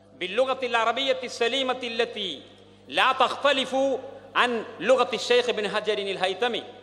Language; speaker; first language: Arabic; non-native, fluent; Malayalam